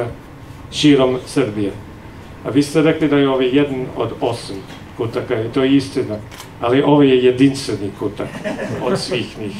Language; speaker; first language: Serbian; non-native, fluent; English